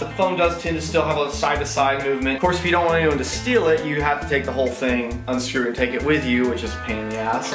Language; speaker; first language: English; native; English